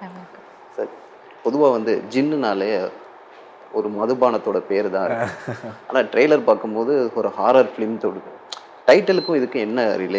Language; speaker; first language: Tamil; native; Tamil